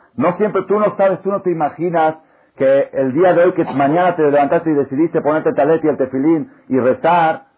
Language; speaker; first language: Spanish; non-native, fluent; Hebrew